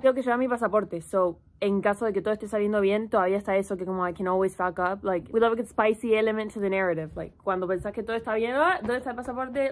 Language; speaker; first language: Spanish; native; Spanish